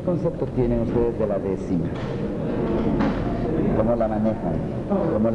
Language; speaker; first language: Spanish; native; Spanish